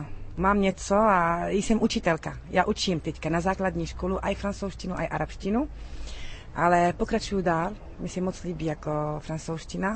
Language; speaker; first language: Czech; early bilingual, heritage; Arabic